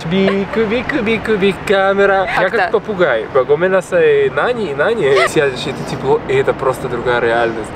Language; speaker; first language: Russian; non-native, fluent; Spanish